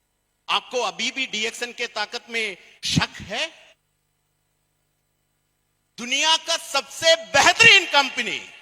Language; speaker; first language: Hindi; non-native, fluent; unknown